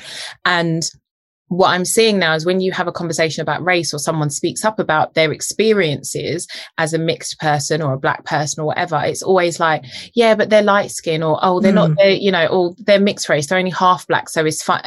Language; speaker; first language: English; native; English